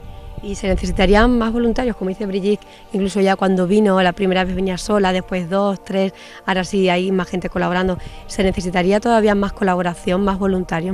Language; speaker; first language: Spanish; native; Spanish